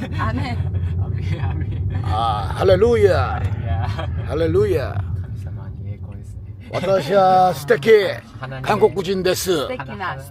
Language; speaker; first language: Japanese; non-native, learner; Korean